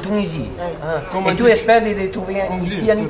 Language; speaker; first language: French; non-native, fluent; Italian